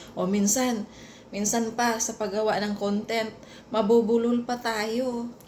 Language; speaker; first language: Filipino; non-native, local second language; Cebuano